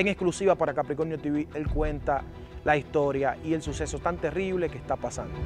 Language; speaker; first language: Spanish; native; Spanish